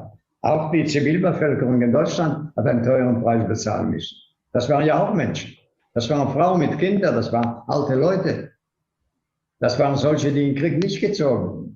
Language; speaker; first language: German; non-native, fluent; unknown